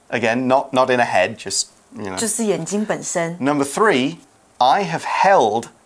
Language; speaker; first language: English; native; English